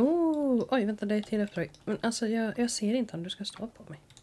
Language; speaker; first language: Swedish; native; Swedish